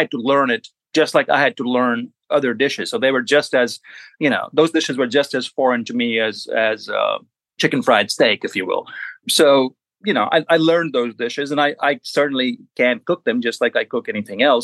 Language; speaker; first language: English; non-native, local second language; Gujarati